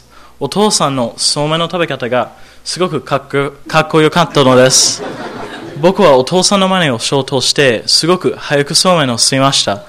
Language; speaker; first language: Japanese; non-native, learner; English